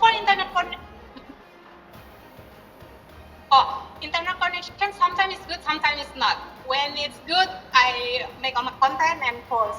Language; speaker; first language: English; non-native, learner; Indonesian